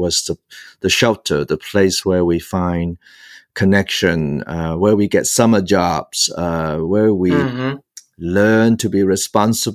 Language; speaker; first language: English; non-native, local second language; Cantonese